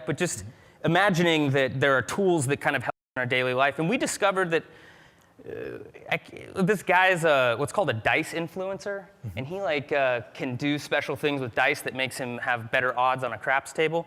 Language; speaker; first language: English; native; English